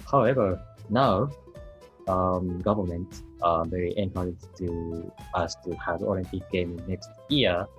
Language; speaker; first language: English; non-native, learner; Japanese